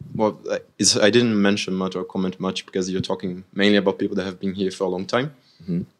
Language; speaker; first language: English; non-native, fluent; Arabic